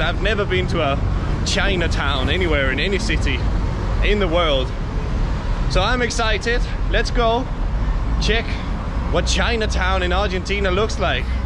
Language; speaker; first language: English; non-native, fluent; Danish